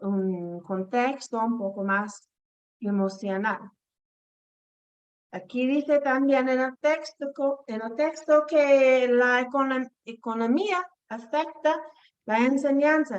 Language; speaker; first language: Spanish; non-native, fluent; English